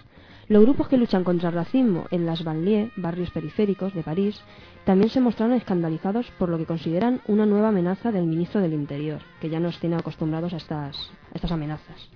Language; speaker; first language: Spanish; native; Spanish